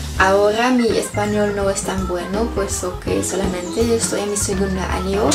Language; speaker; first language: Spanish; non-native, learner; Dutch